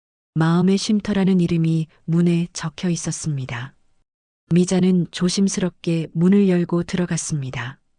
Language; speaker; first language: Korean; native; Korean